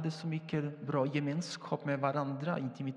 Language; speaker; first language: Swedish; non-native, fluent; Portuguese